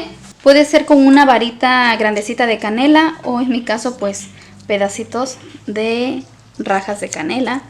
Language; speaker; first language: Spanish; native; Spanish